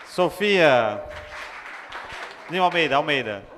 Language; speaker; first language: Portuguese; native; Portuguese